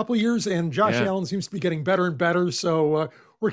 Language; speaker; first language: English; native; English